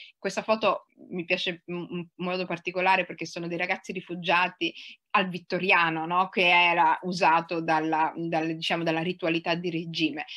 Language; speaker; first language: Italian; early bilingual, other home language; Somali